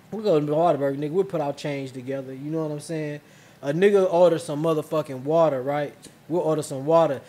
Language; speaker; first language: English; native; English